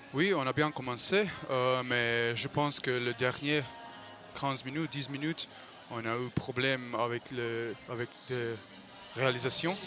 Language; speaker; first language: French; non-native, learner; Croatian